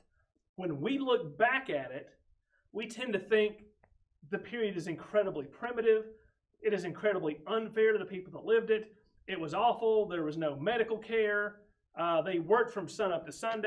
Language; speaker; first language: English; native; English